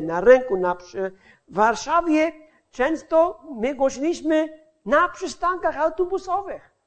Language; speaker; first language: Polish; non-native, fluent; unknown